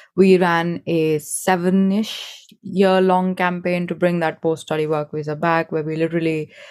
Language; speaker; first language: English; non-native, local second language; Hindi